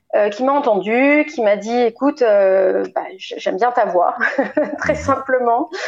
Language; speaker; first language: French; native; French